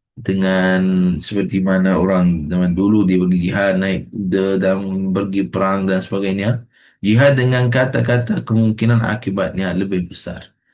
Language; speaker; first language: Malay; non-native, fluent; Arabic